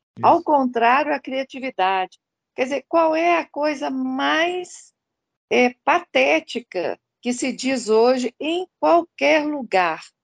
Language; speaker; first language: Portuguese; native; Portuguese